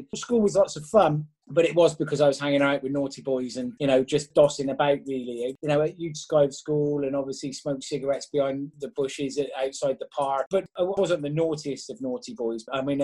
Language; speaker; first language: English; native; English